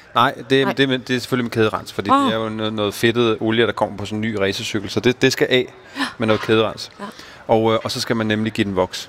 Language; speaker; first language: Danish; native; Danish